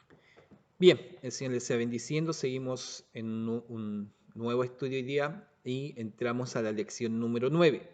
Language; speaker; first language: Spanish; native; Spanish